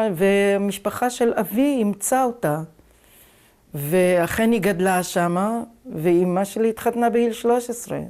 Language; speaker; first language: Hebrew; native; Hebrew